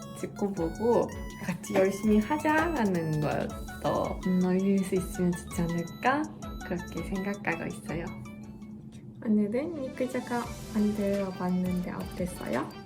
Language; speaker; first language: Korean; non-native, fluent; Japanese